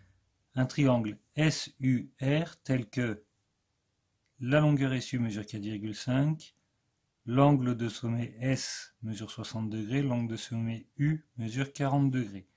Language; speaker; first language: French; native; French